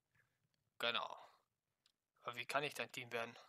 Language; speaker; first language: German; native; German